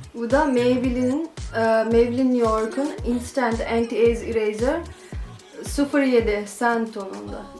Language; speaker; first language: Turkish; non-native, fluent; Nepali